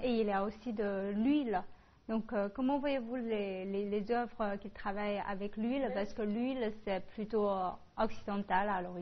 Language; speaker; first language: French; non-native, fluent; Chinese